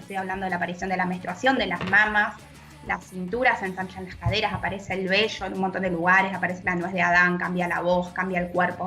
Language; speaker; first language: Spanish; native; Spanish